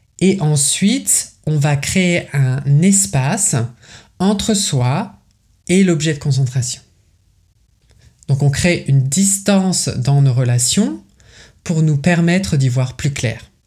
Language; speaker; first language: French; native; French